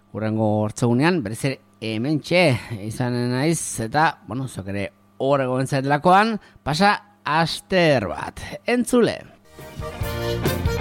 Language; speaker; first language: Basque; native; Basque